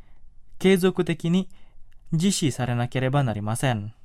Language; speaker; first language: Japanese; non-native, fluent; Indonesian